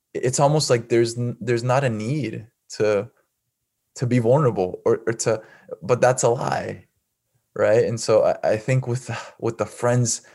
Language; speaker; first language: English; early bilingual, other home language; Spanish